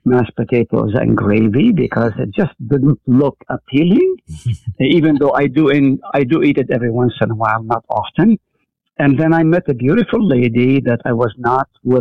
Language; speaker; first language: English; non-native, fluent; Hebrew